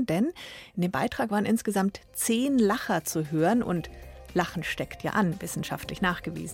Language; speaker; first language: German; native; German